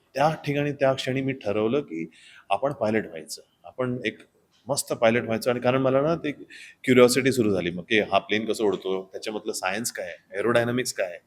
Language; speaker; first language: Marathi; non-native, fluent; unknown